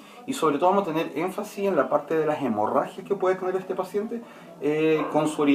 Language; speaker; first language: Spanish; native; Spanish